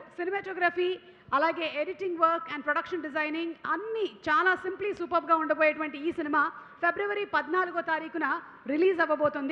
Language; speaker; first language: Telugu; native; Telugu